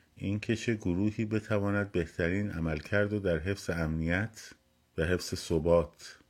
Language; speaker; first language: Persian; native; Persian